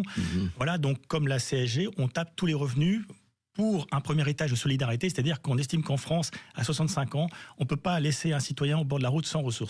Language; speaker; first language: French; native; French